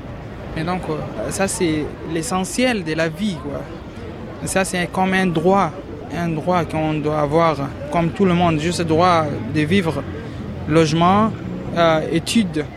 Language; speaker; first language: French; non-native, learner; Arabic